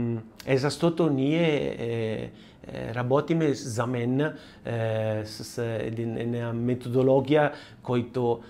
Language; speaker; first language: Bulgarian; non-native, learner; Italian